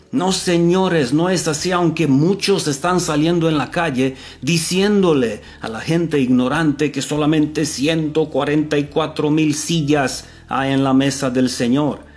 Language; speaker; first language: Spanish; non-native, fluent; Romanian